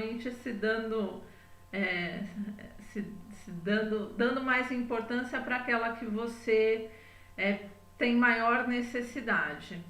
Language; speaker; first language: Portuguese; native; Portuguese